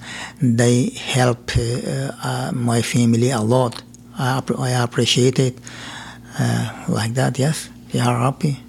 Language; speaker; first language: English; non-native, learner; Persian